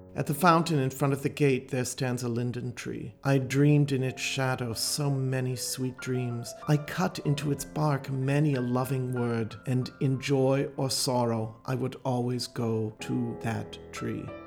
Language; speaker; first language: English; native; English